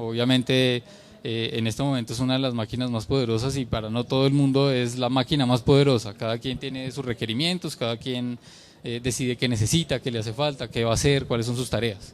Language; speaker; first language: Spanish; native; Spanish